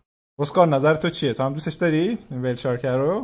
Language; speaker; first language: Persian; native; Persian